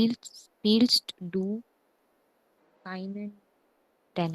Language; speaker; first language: German; non-native, learner; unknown